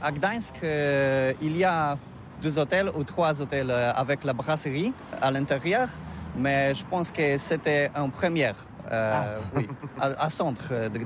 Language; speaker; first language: French; non-native, learner; Polish